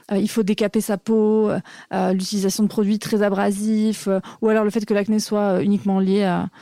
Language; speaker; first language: French; native; French